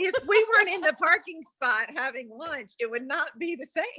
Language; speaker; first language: English; native; English